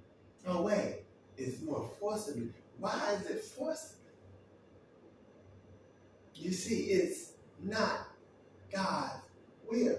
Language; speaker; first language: English; native; English